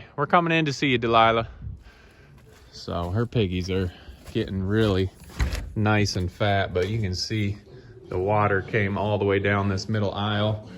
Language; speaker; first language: English; native; English